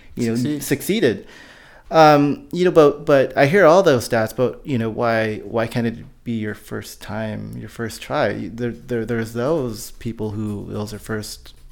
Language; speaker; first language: English; early bilingual, other home language; Filipino